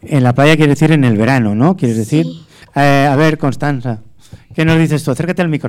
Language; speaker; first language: Spanish; native; Spanish